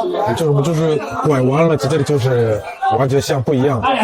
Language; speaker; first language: Chinese; non-native, fluent; Korean